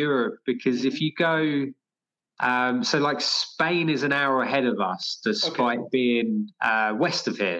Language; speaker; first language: English; native; English